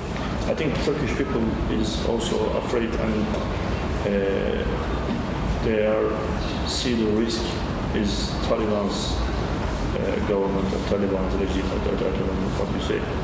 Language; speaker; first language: English; non-native, learner; Turkish